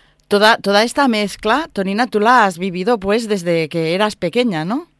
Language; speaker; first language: Spanish; non-native, local second language; Catalan